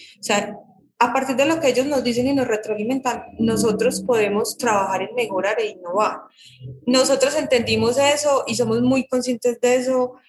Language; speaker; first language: Spanish; native; Spanish